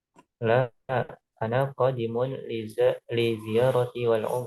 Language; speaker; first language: Arabic; non-native, learner; Indonesian